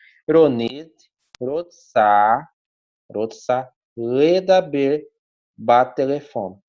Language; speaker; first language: Hebrew; non-native, fluent; Portuguese